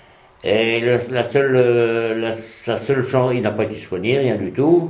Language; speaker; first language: French; native; French